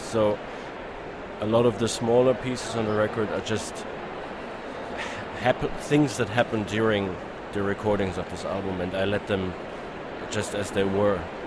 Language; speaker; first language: English; non-native, fluent; German